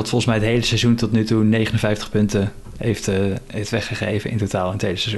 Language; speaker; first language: Dutch; native; Dutch